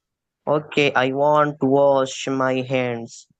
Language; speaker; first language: English; non-native, learner; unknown